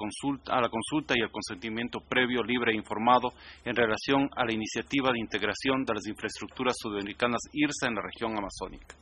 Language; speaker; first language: Spanish; native; Spanish